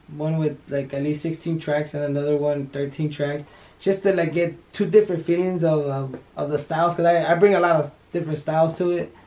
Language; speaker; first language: English; early bilingual, other home language; Spanish